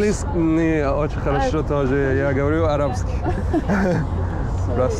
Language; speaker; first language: Russian; non-native, learner; Arabic